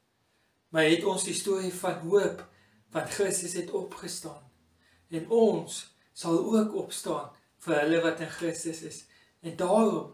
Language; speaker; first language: Afrikaans; native; Afrikaans